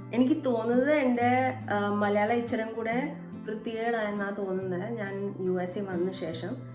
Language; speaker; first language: Malayalam; early bilingual, heritage; Malayalam